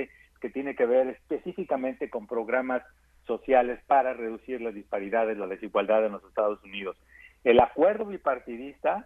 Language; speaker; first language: Spanish; native; Spanish